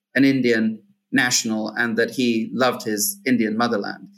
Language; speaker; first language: English; native; English